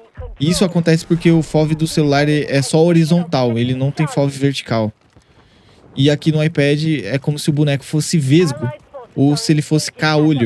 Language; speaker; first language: Portuguese; native; Portuguese